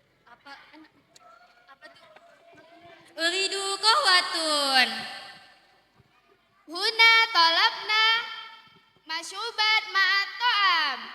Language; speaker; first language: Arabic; non-native, learner; Indonesian